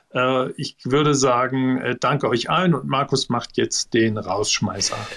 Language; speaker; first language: German; native; German